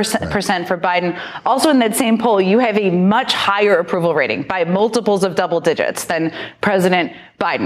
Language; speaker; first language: English; native; English